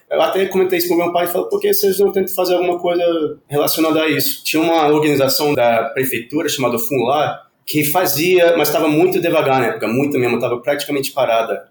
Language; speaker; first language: Portuguese; non-native, fluent; Spanish